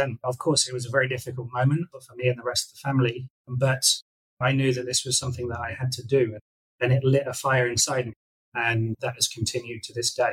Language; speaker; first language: English; native; English